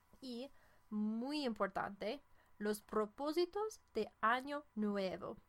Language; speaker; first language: Spanish; non-native, fluent; English